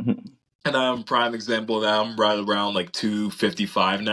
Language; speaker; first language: English; native; English